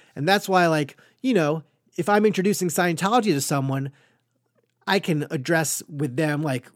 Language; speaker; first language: English; native; English